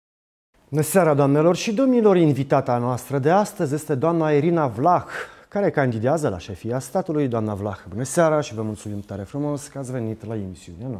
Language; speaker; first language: Romanian; native; Romanian